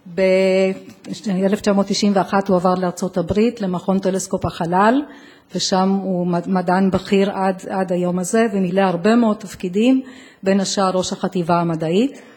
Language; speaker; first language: Hebrew; native; Hebrew